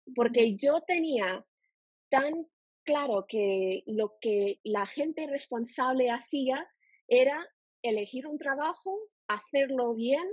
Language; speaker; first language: Spanish; non-native, fluent; English